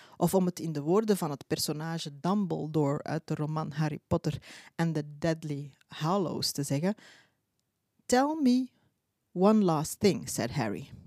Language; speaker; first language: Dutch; early bilingual, other home language; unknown